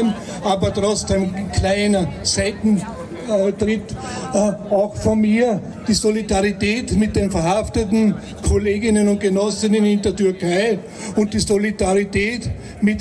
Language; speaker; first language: German; native; German